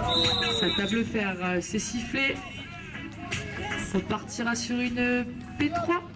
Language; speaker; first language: French; native; French